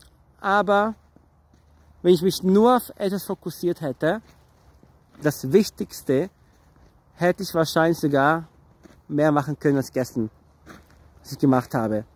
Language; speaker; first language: German; non-native, fluent; Portuguese